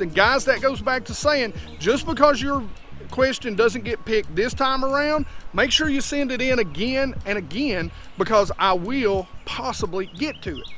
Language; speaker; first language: English; native; English